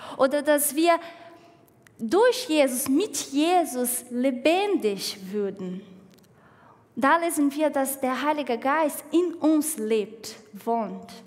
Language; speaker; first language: German; non-native, fluent; Portuguese